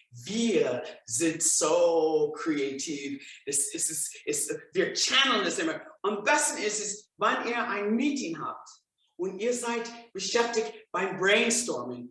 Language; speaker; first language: German; non-native, fluent; English